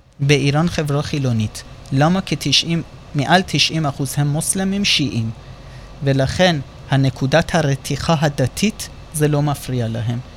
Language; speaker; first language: Hebrew; non-native, fluent; Persian